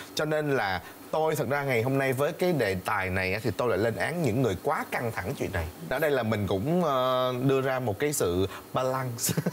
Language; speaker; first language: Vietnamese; native; Vietnamese